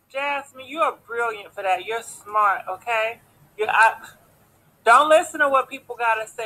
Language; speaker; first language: English; native; English